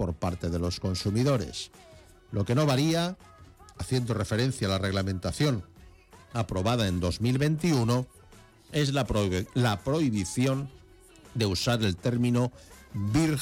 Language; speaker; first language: Spanish; native; Spanish